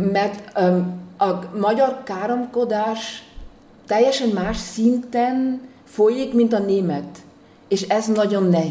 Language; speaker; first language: Hungarian; non-native, fluent; German